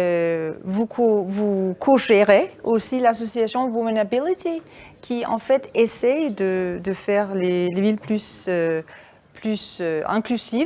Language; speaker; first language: French; non-native, fluent; Danish